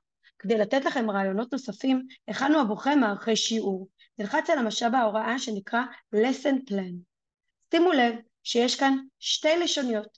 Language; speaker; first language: Hebrew; native; Hebrew